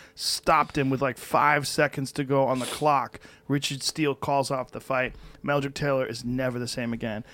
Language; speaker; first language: English; native; English